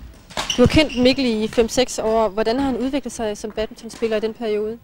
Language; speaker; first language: Danish; native; Danish